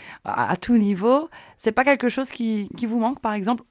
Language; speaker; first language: French; native; French